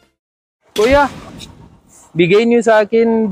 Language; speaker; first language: Filipino; non-native, learner; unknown